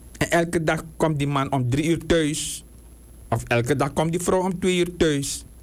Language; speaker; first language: Dutch; native; Dutch